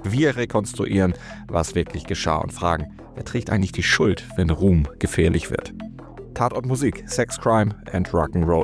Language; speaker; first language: German; native; German